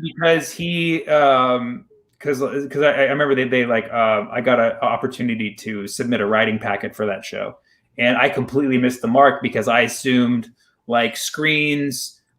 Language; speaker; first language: English; early bilingual, other home language; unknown